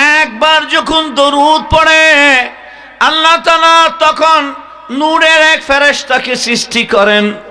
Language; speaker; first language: Bangla; non-native, local second language; Urdu